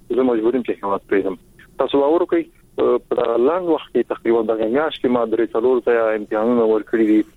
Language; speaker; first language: Pashto; native; Pashto